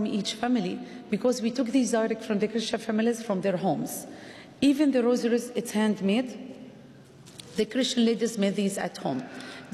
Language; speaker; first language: English; non-native, fluent; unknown